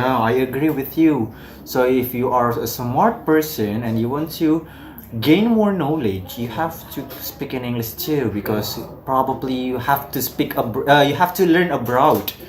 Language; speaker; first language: English; non-native, fluent; Indonesian